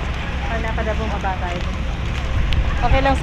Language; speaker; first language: Filipino; native; Filipino